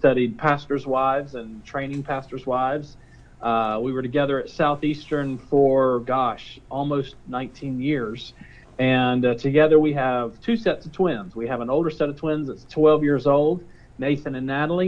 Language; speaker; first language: English; native; English